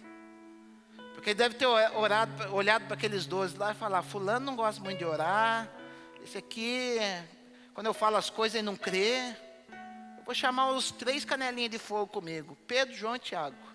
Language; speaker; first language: Portuguese; native; Portuguese